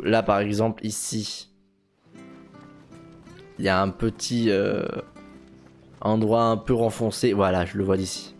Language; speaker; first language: French; native; French